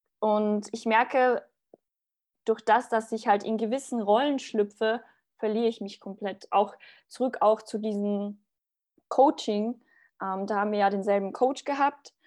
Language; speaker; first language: German; early bilingual, other home language; Bosnian